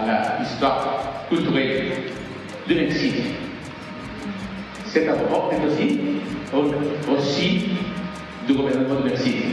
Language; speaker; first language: French; non-native, fluent; Spanish